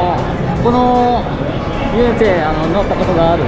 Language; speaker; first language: Japanese; non-native, learner; Indonesian